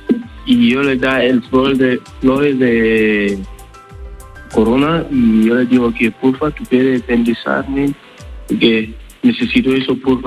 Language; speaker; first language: Spanish; non-native, learner; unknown